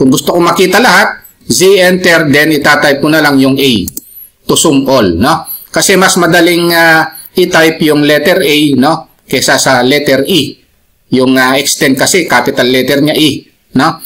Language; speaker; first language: Filipino; native; Filipino